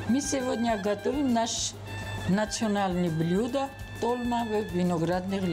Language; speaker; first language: Russian; non-native, learner; Armenian